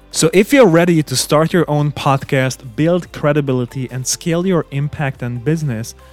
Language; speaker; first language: English; non-native, fluent; Hungarian